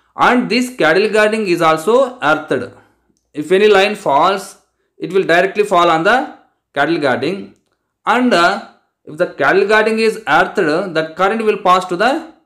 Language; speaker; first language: English; non-native, local second language; Telugu